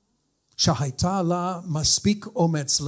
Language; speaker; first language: Hebrew; non-native, fluent; English